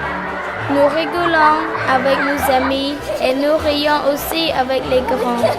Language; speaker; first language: French; non-native, learner; Khmer